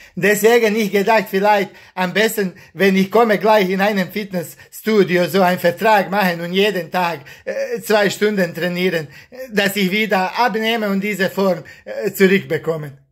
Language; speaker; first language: German; non-native, learner; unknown